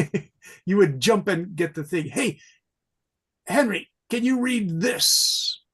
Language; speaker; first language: English; native; English